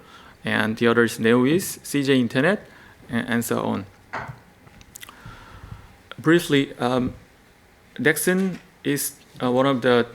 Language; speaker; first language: English; non-native, learner; Korean